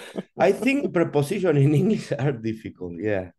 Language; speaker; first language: English; non-native, learner; Spanish